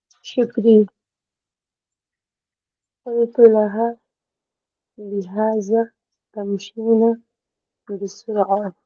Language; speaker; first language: Arabic; non-native, learner; Hindi